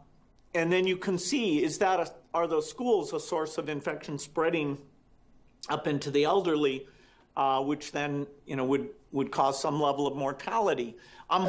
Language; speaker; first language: English; native; English